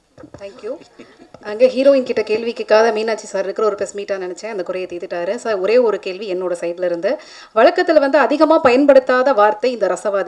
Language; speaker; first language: Tamil; native; Tamil